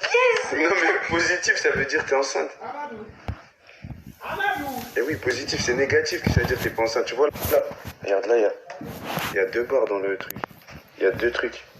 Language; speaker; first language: French; native; French